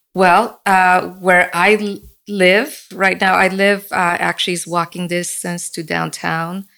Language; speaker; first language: English; early bilingual, other home language; Spanish